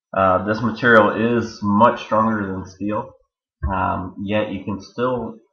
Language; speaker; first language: English; native; English